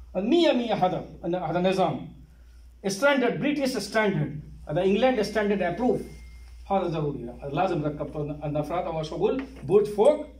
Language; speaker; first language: Arabic; non-native, learner; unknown